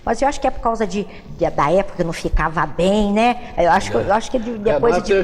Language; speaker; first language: Portuguese; native; Portuguese